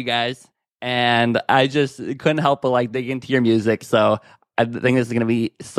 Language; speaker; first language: English; native; English